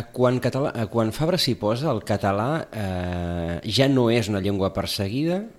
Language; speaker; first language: Catalan; native; Catalan